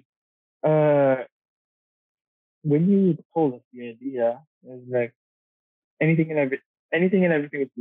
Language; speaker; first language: English; non-native, local second language; Cebuano